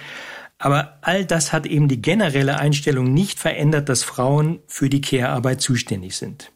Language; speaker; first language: German; native; German